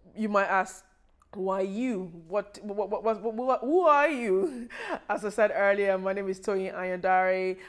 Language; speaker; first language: English; non-native, local second language; Yoruba